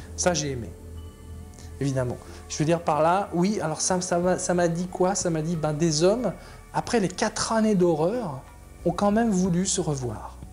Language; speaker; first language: French; native; French